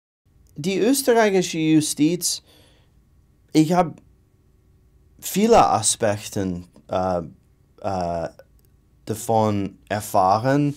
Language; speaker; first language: German; non-native, fluent; English